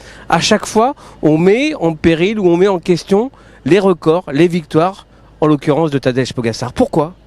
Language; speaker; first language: French; native; French